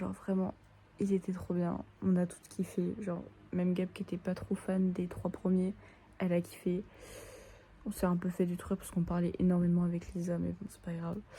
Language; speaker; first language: French; native; French